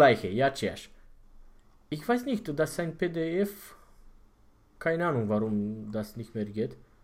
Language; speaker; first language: German; non-native, fluent; Romanian